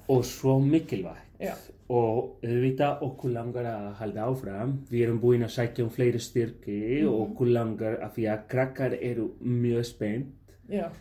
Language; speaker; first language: Icelandic; non-native, fluent; Spanish